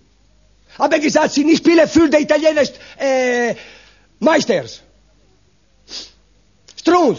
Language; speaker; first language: German; non-native, learner; Italian